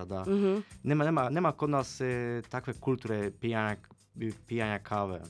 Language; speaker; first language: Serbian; non-native, fluent; Polish